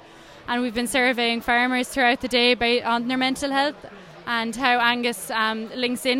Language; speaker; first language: English; native; English